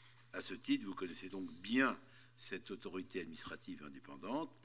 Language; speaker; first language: French; native; French